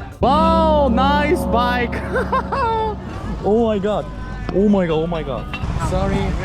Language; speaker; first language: Korean; native; Korean